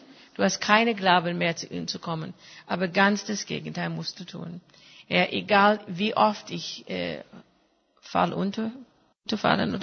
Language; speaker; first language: German; non-native, fluent; English